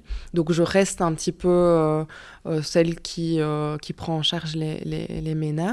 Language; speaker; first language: French; native; French